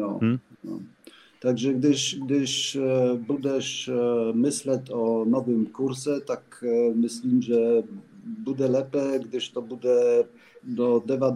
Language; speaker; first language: Czech; non-native, learner; Polish